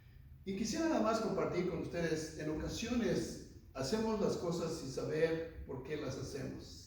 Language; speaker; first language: Spanish; native; Spanish